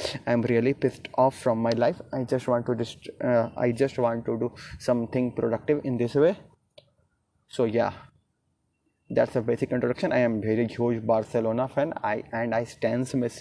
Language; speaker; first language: English; non-native, local second language; Hindi